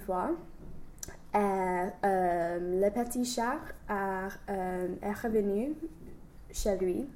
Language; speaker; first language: French; non-native, learner; English